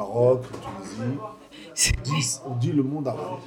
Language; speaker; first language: French; native; French